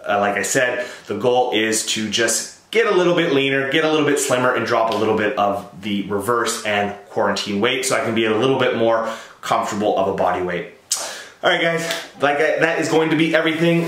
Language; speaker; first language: English; native; English